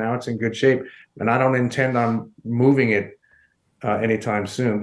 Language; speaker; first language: English; native; English